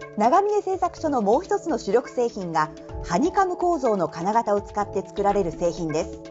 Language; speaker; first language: Japanese; native; Japanese